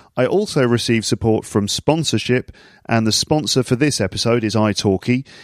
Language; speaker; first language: English; native; English